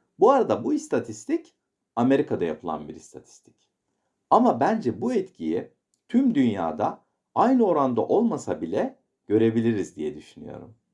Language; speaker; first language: Turkish; native; Turkish